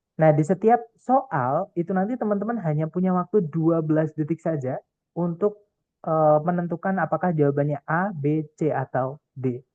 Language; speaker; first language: Indonesian; non-native, local second language; Javanese